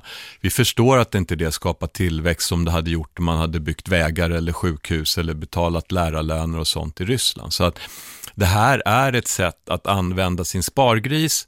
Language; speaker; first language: Swedish; native; Swedish